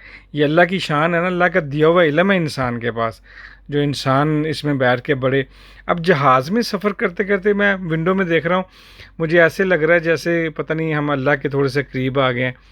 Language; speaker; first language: Urdu; native; Urdu